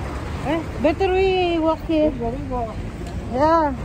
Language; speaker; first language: English; non-native, local second language; Filipino